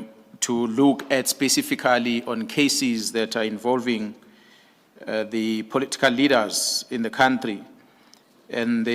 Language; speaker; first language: English; non-native, local second language; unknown